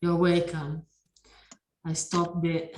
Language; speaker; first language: English; non-native, learner; Italian